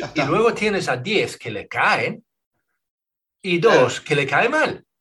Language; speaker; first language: Spanish; non-native, fluent; Swedish